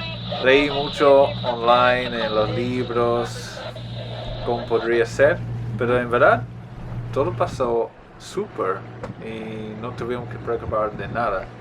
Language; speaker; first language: Spanish; non-native, fluent; English